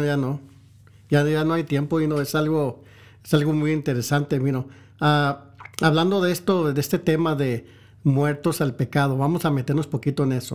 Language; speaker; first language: Spanish; early bilingual, heritage; Spanish